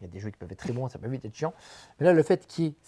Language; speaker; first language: French; native; French